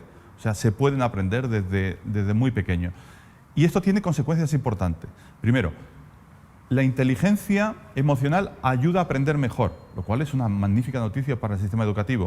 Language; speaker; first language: Spanish; native; Spanish